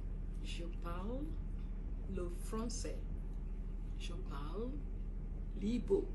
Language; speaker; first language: French; non-native, fluent; Igbo